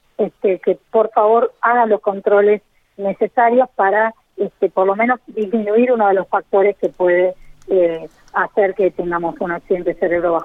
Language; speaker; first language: Spanish; native; Spanish